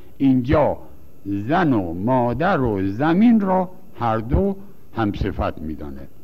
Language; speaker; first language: Persian; native; Persian